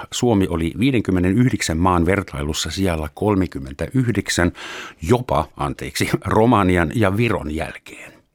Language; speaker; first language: Finnish; non-native, fluent; German